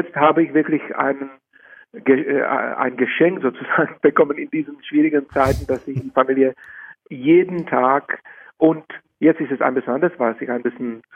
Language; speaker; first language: German; non-native, fluent; Czech